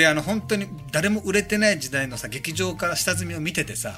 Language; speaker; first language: Japanese; native; Japanese